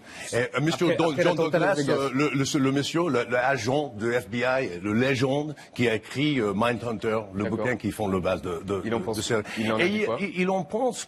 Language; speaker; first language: French; non-native, fluent; English